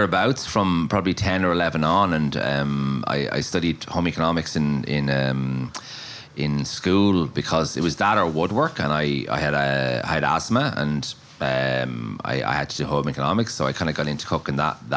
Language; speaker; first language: English; native; English